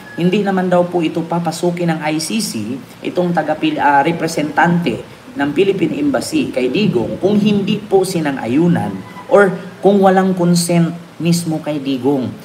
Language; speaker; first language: Filipino; non-native, local second language; Cebuano